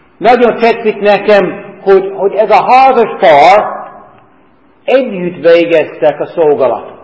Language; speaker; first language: Hungarian; non-native, fluent; English